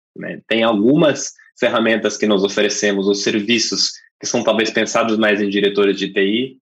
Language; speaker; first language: Portuguese; non-native, fluent; English